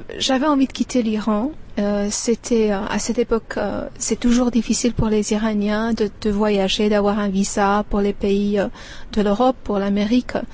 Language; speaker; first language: French; non-native, fluent; Persian